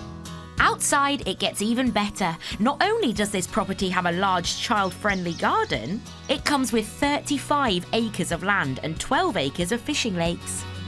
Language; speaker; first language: English; native; English